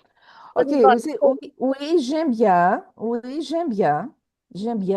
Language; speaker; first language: French; non-native, fluent; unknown